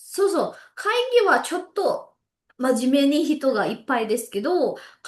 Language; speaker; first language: Japanese; non-native, learner; Indonesian